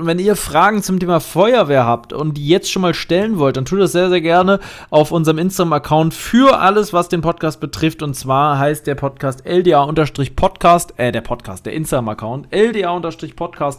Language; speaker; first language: German; native; German